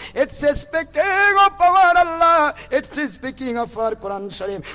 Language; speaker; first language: English; non-native, local second language; Bangla